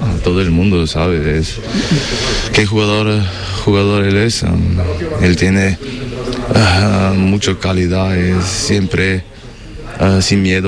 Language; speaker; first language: Spanish; non-native, learner; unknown